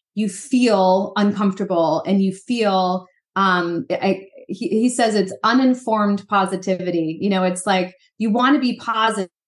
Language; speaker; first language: English; native; English